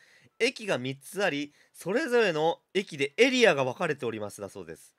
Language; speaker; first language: Japanese; native; Japanese